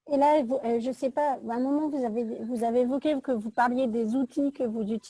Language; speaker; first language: French; native; French